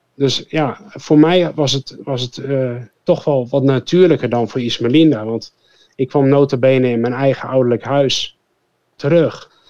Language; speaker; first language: Dutch; native; Dutch